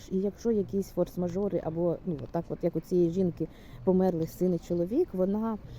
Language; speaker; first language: Ukrainian; non-native, local second language; Russian